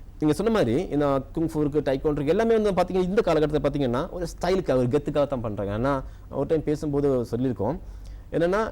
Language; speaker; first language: Tamil; non-native, local second language; Malayalam